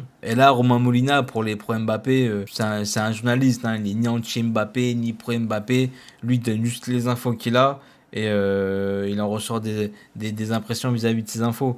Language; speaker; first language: French; native; French